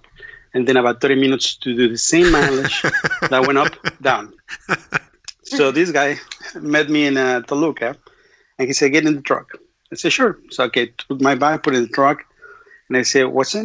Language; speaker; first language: English; non-native, fluent; Spanish